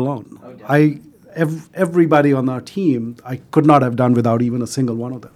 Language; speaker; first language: English; non-native, local second language; Hindi